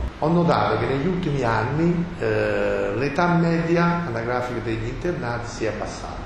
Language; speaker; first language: Italian; native; Italian